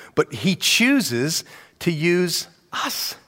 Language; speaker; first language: English; native; English